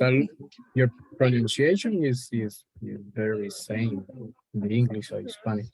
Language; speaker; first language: English; non-native, learner; Spanish